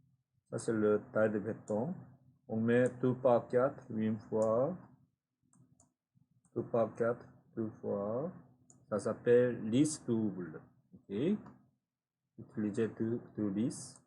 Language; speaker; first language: French; non-native, fluent; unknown